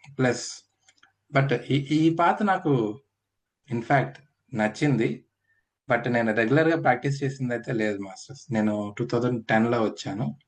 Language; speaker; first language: Telugu; native; Telugu